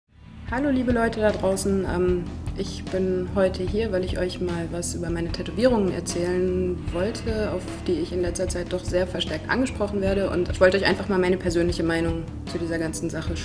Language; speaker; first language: German; native; German